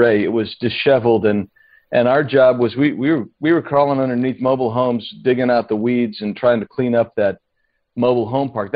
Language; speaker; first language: English; native; English